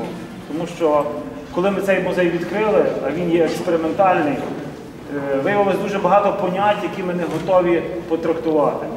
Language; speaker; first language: Ukrainian; native; Ukrainian